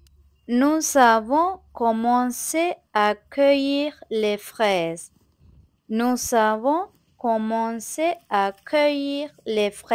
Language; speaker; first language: French; non-native, fluent; Tamil